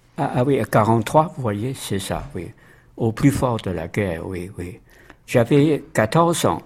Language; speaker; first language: French; non-native, fluent; Chinese